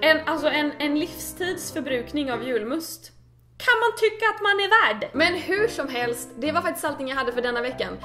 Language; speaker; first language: Swedish; native; Swedish